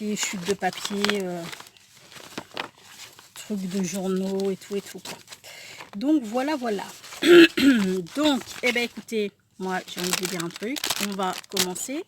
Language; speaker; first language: French; native; French